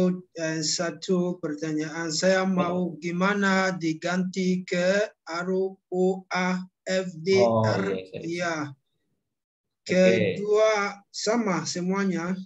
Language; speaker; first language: Indonesian; non-native, learner; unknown